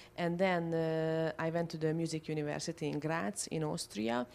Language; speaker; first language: English; non-native, fluent; Hungarian